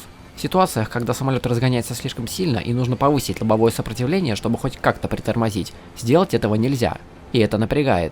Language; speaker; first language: Russian; native; Russian